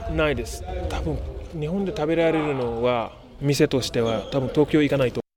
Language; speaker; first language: Japanese; non-native, fluent; Wolof